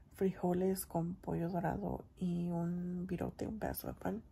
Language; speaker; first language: Spanish; early bilingual, heritage; Spanish